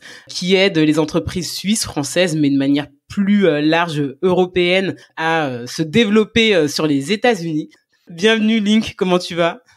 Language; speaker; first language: French; native; French